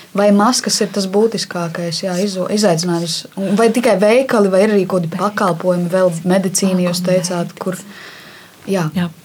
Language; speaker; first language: Latvian; native; Latvian